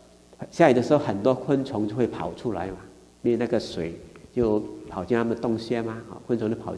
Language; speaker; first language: Chinese; native; Chinese